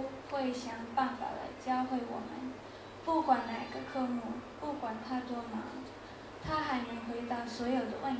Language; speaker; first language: Chinese; non-native, learner; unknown